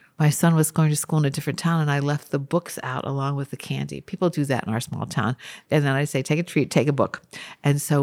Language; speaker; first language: English; native; English